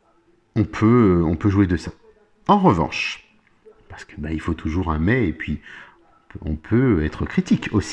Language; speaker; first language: French; native; French